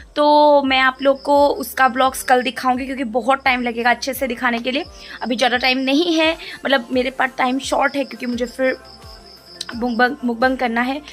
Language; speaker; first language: Hindi; non-native, local second language; Nepali